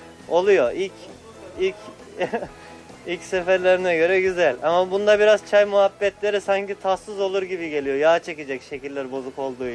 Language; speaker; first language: Turkish; native; Turkish